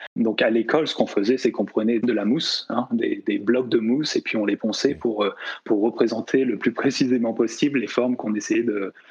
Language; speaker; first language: French; native; French